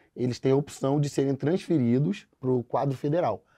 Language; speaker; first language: Portuguese; native; Portuguese